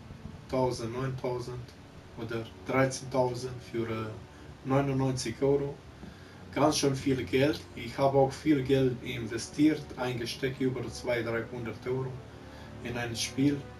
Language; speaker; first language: German; non-native, local second language; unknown